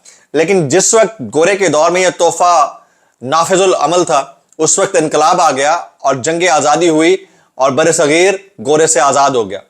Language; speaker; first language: Urdu; native; Urdu